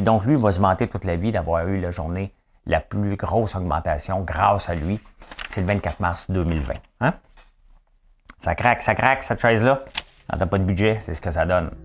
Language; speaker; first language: French; native; French